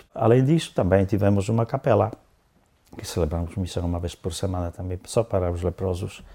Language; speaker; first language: Portuguese; non-native, fluent; Polish